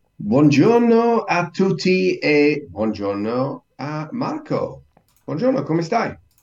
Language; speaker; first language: Italian; non-native, learner; English